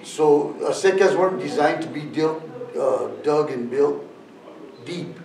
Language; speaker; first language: English; native; English